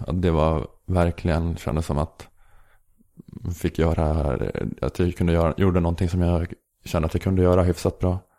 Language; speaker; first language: Swedish; native; Swedish